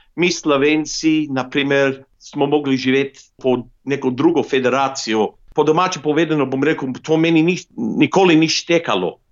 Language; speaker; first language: Slovenian; early bilingual, heritage; Slovenian